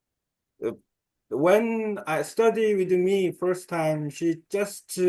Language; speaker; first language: English; non-native, learner; Korean